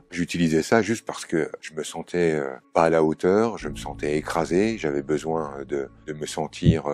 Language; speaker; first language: French; native; French